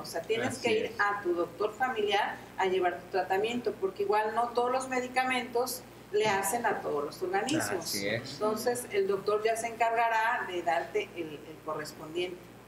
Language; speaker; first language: Spanish; native; Spanish